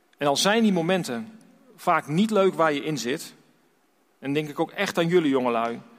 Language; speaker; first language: Dutch; native; Dutch